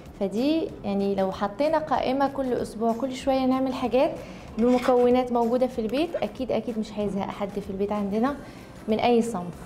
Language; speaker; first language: Arabic; native; Arabic